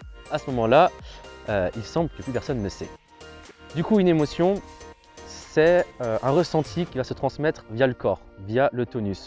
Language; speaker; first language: French; native; French